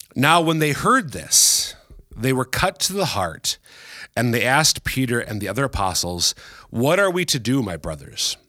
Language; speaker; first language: English; native; English